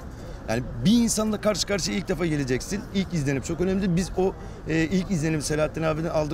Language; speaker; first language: Turkish; native; Turkish